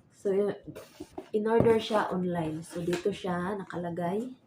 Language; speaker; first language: Filipino; non-native, local second language; Cebuano